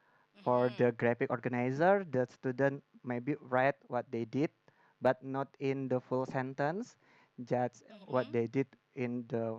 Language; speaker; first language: English; non-native, learner; Indonesian